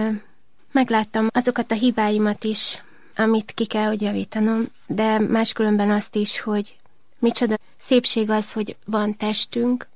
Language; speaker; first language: Hungarian; native; Hungarian